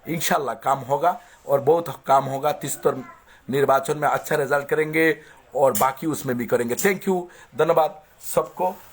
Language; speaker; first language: Hindi; non-native, local second language; Bangla